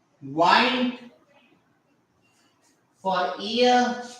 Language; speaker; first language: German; non-native, learner; Hindi